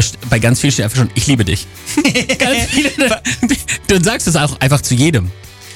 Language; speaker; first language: German; native; German